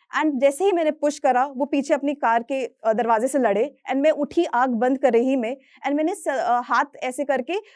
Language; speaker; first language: Hindi; native; Hindi